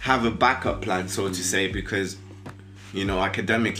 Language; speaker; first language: English; non-native, local second language; Shona